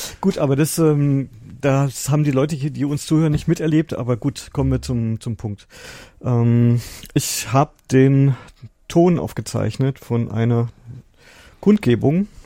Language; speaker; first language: German; native; German